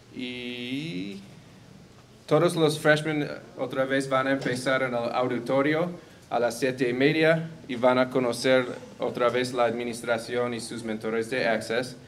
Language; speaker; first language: Spanish; non-native, fluent; English